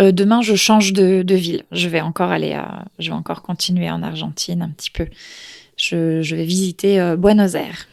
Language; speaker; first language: French; native; French